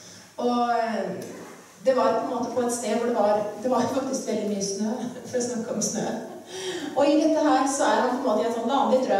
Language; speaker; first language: Norwegian; native; Norwegian